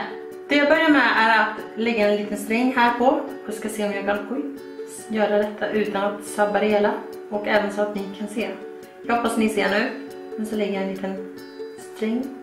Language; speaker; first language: Swedish; native; Swedish